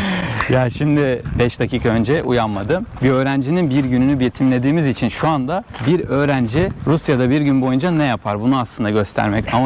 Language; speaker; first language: Turkish; native; Turkish